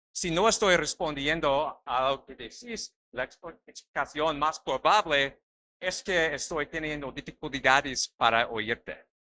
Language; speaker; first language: Spanish; non-native, learner; English